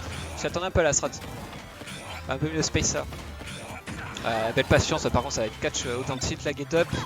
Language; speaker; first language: French; native; French